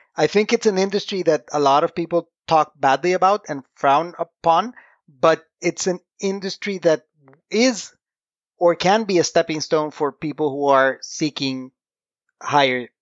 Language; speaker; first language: English; non-native, fluent; Spanish